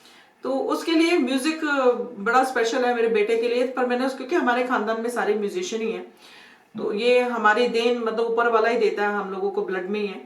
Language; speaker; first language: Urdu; non-native, local second language; Punjabi